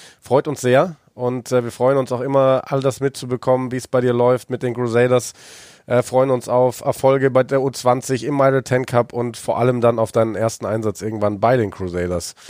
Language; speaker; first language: German; native; German